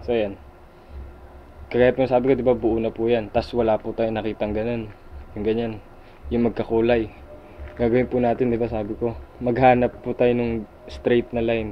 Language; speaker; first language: Filipino; native; Filipino